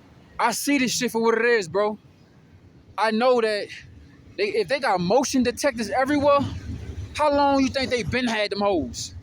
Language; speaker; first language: English; native; English